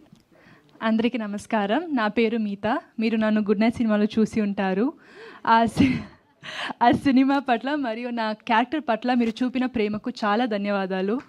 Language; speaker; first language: Telugu; non-native, learner; Tamil